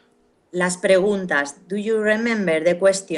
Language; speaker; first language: English; non-native, learner; Spanish